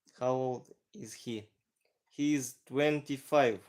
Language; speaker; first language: English; non-native, learner; Ukrainian